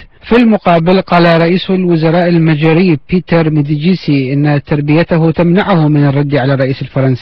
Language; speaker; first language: Arabic; native; Arabic